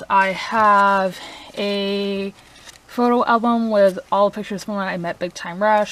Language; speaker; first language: English; native; English